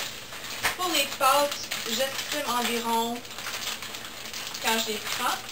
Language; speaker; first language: French; non-native, local second language; English